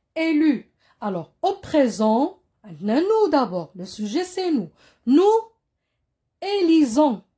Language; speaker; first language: French; non-native, local second language; Arabic